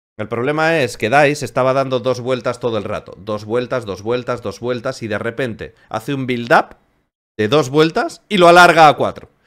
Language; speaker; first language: Spanish; native; Spanish